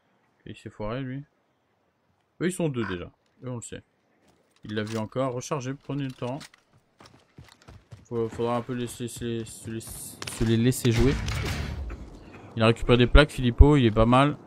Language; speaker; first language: French; native; French